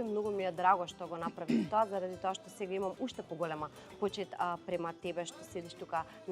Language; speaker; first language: Macedonian; native; Macedonian